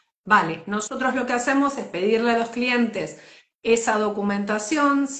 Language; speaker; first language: Spanish; native; Spanish